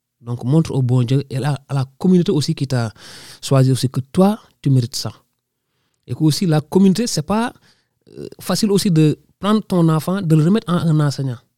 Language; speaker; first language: French; non-native, local second language; Wolof